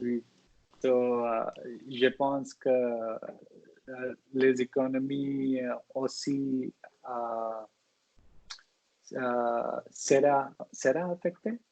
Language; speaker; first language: French; non-native, learner; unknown